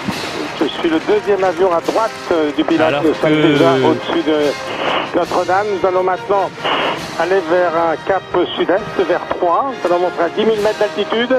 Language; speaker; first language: French; native; French